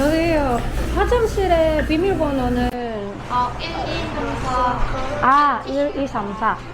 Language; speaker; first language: Korean; non-native, learner; Filipino